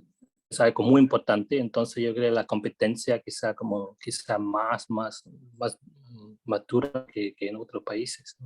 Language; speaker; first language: Spanish; non-native, fluent; Vietnamese